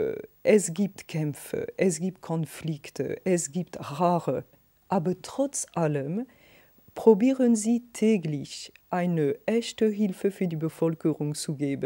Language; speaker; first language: German; non-native, fluent; French